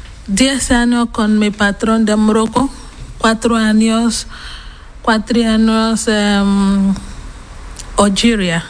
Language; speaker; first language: Spanish; non-native, learner; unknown